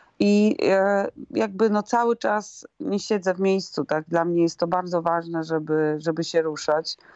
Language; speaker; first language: Polish; native; Polish